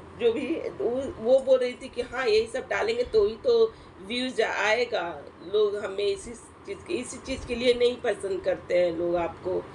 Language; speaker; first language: Hindi; native; Hindi